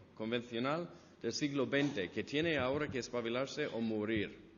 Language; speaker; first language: Spanish; non-native, fluent; English